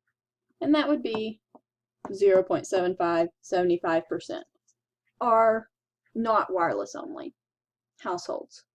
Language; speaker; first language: English; native; English